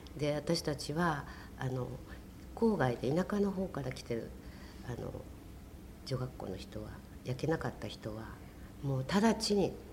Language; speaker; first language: Japanese; native; Japanese